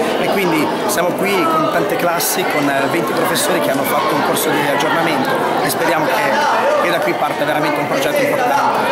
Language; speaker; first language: Italian; native; Italian